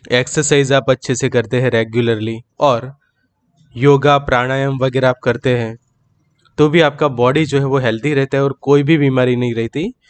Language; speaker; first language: Hindi; native; Hindi